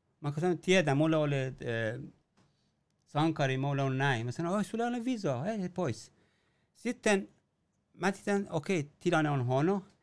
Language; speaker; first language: Finnish; non-native, learner; Persian